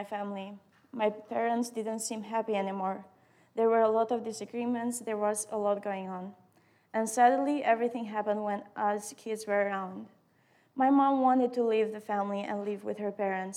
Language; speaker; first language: English; non-native, fluent; Albanian